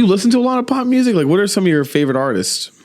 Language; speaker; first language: English; native; English